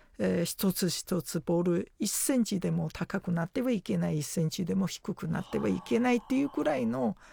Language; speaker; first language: Japanese; non-native, fluent; Chinese